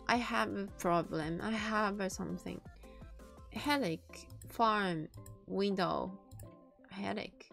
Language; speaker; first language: English; non-native, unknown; Japanese